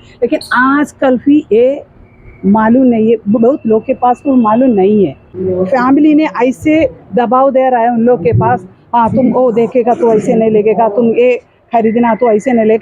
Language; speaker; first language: Hindi; non-native, local second language; Malayalam